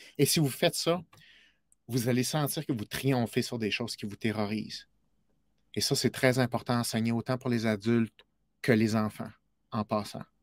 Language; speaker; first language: French; native; French